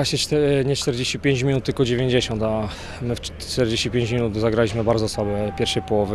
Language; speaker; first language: Polish; native; Polish